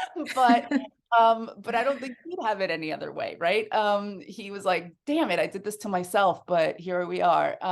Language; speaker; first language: English; early bilingual, other home language; Spanish